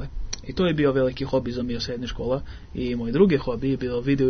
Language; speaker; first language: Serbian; early bilingual, heritage; English